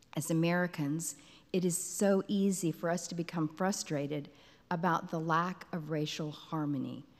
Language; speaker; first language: English; native; English